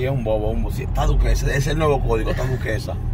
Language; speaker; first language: Spanish; native; Spanish